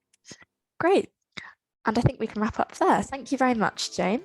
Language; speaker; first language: English; native; English